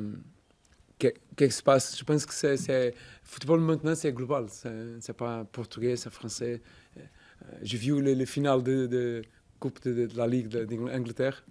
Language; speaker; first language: French; non-native, fluent; Portuguese